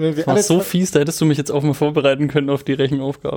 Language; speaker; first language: German; native; German